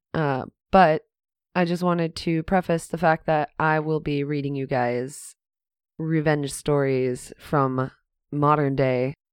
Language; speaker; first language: English; native; English